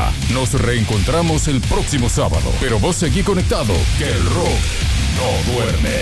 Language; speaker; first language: Spanish; native; Spanish